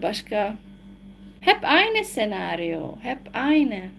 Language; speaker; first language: Turkish; non-native, fluent; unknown